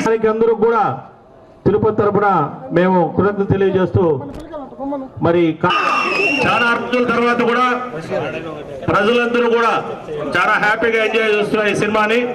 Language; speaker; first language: Telugu; native; Telugu